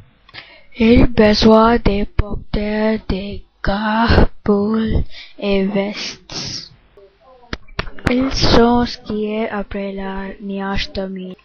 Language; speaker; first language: French; non-native, learner; English